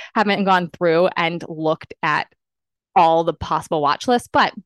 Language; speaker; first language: English; native; English